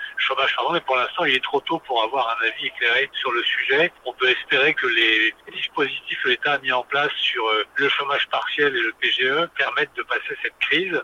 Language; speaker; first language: French; native; French